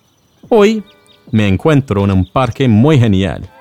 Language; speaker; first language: Spanish; non-native, fluent; English